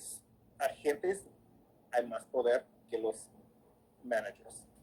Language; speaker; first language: Spanish; early bilingual, heritage; English